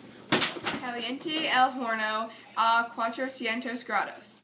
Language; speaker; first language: Spanish; non-native, learner; English